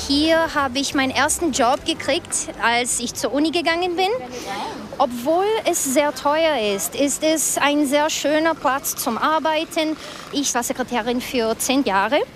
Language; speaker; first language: German; non-native, fluent; Portuguese